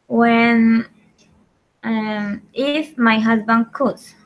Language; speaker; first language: English; non-native, learner; Spanish